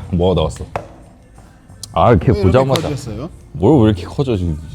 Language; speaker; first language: Korean; native; Korean